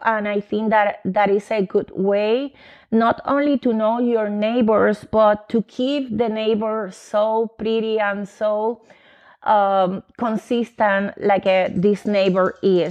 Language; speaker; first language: English; non-native, fluent; Spanish